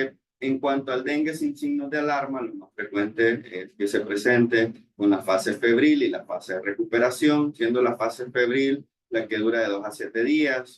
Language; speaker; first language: Spanish; native; Spanish